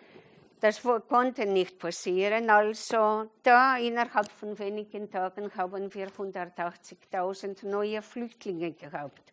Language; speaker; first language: German; non-native, fluent; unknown